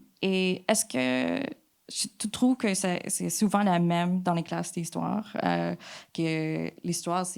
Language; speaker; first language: French; non-native, fluent; English